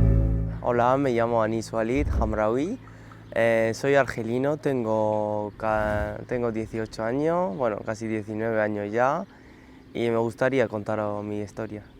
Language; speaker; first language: Spanish; non-native, fluent; Arabic